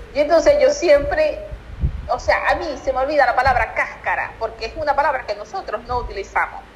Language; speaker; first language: Spanish; native; Spanish